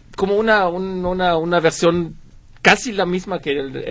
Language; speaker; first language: Spanish; non-native, fluent; German